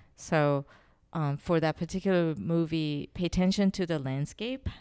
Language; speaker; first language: English; non-native, fluent; Korean